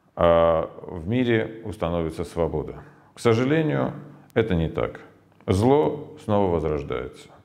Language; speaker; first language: Russian; non-native, local second language; Armenian